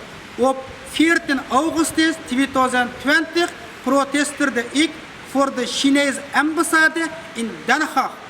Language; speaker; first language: Dutch; non-native, fluent; Uyghur